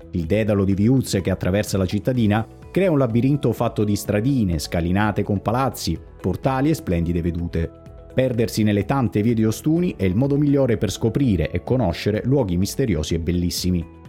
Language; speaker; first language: Italian; native; Italian